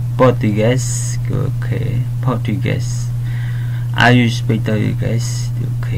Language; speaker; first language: English; non-native, learner; Khmer